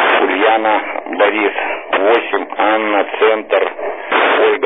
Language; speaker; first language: Russian; native; Russian